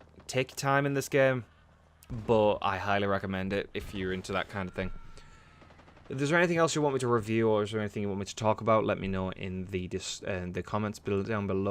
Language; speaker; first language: English; native; English